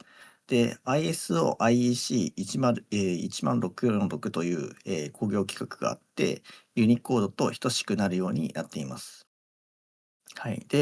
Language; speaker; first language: Japanese; native; Japanese